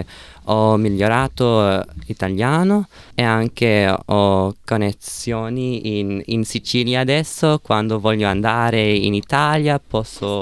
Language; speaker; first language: Italian; non-native, learner; English